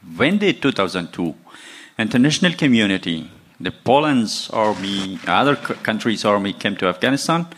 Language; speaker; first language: English; non-native, learner; Persian